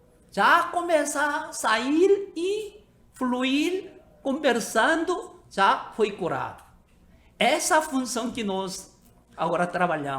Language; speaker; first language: Portuguese; non-native, learner; Korean